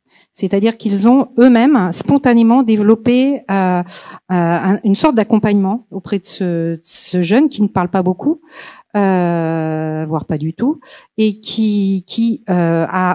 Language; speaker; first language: French; native; French